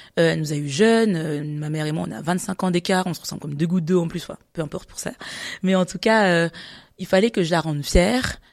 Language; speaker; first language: French; native; French